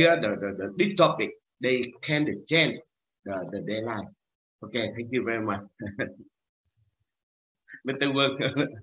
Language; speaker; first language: English; non-native, learner; Vietnamese